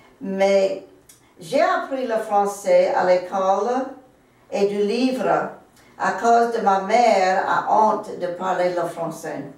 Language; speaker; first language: French; non-native, local second language; English